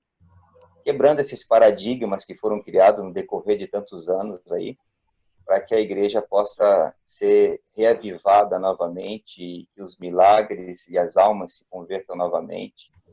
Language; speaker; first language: Portuguese; native; Portuguese